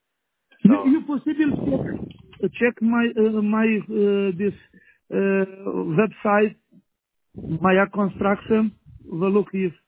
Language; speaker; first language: English; non-native, learner; Romanian